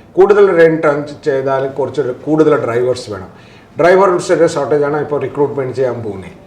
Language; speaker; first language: Malayalam; non-native, local second language; Odia